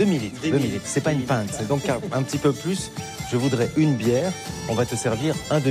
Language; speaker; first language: French; native; French